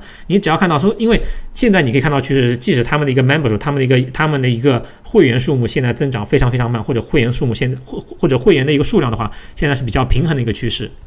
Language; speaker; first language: Chinese; native; Chinese